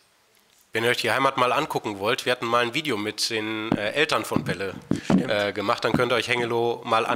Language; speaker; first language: German; native; German